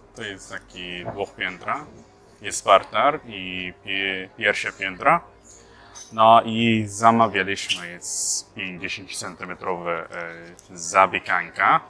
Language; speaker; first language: Polish; non-native, learner; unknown